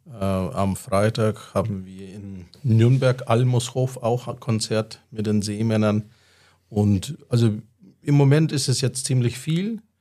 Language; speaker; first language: German; non-native, fluent; Russian